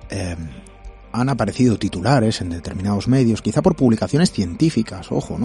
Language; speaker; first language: Spanish; native; Spanish